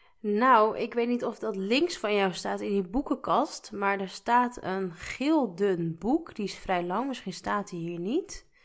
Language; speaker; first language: Dutch; native; Dutch